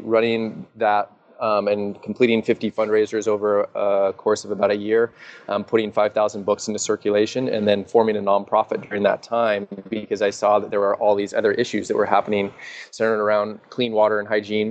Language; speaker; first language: English; native; English